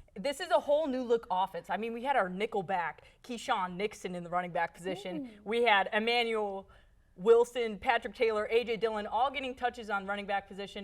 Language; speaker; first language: English; native; English